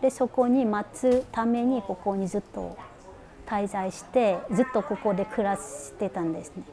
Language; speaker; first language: Japanese; non-native, fluent; Vietnamese